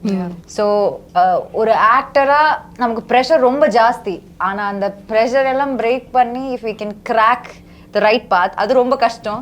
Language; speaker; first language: Tamil; non-native, fluent; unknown